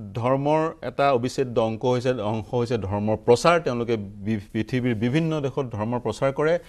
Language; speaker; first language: Assamese; native; Assamese